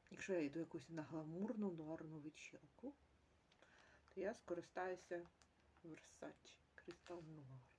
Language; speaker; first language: Ukrainian; native; Ukrainian